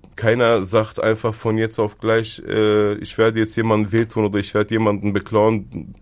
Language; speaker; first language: German; early bilingual, other home language; Turkish